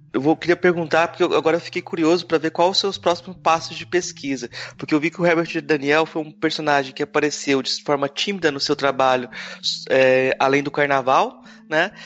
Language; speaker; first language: Portuguese; native; Portuguese